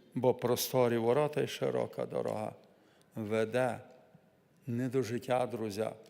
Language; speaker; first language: Ukrainian; native; Ukrainian